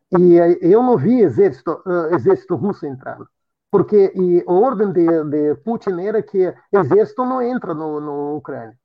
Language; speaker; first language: Portuguese; non-native, fluent; Russian